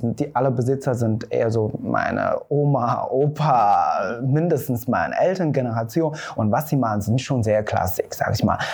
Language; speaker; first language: German; non-native, fluent; Chinese